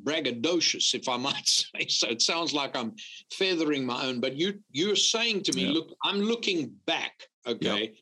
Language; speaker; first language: English; native; English